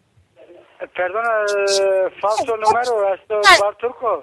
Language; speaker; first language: Spanish; non-native, learner; Turkish